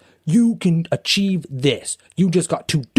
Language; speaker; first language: English; native; English